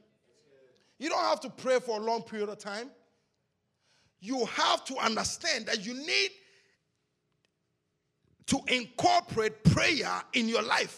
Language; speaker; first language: English; non-native, local second language; Akan